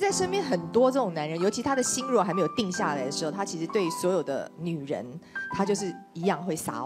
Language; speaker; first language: Chinese; native; Chinese